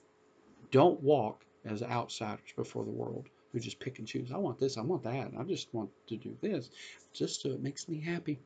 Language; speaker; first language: English; native; English